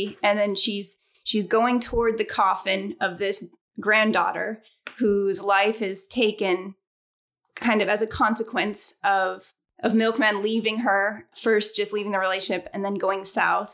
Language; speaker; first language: English; native; English